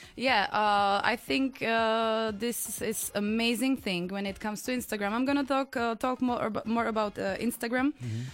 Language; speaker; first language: English; non-native, fluent; Czech